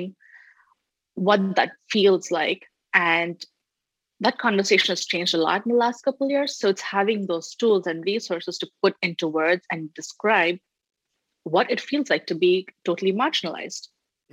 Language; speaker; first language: English; non-native, fluent; Tamil